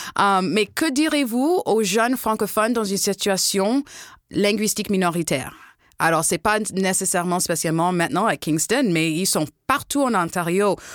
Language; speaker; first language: French; non-native, local second language; English